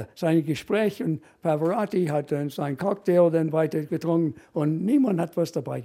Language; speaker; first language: German; non-native, fluent; English